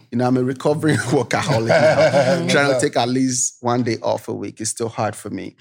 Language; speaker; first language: English; non-native, local second language; Yoruba